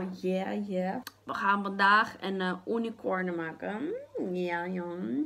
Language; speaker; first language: Dutch; early bilingual, other home language; Portuguese